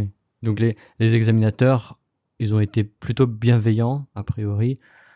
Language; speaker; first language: French; native; French